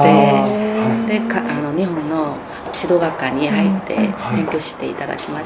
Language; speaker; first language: Japanese; non-native, fluent; Korean